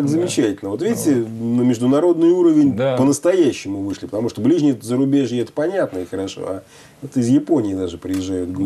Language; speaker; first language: Russian; native; Russian